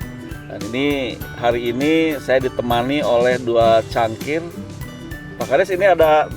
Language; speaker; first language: Indonesian; non-native, local second language; Sundanese